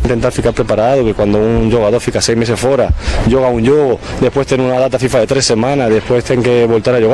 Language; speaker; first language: Portuguese; non-native, fluent; Spanish